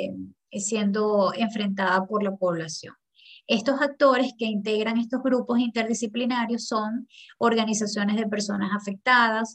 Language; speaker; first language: Spanish; native; Spanish